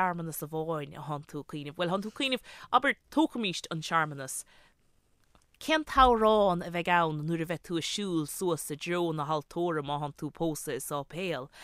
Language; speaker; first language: Irish; native; Irish